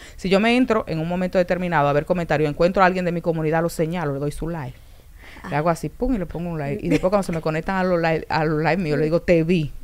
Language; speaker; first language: Spanish; native; Spanish